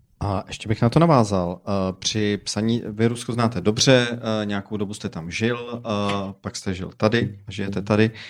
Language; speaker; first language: Czech; native; Czech